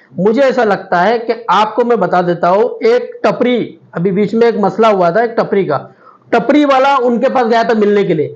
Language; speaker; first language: Hindi; native; Hindi